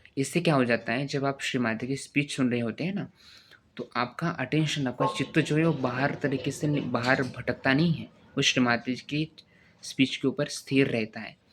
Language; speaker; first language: Hindi; non-native, local second language; Marathi